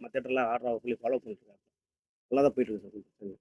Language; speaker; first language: Tamil; native; Tamil